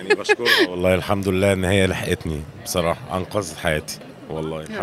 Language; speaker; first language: Arabic; native; Arabic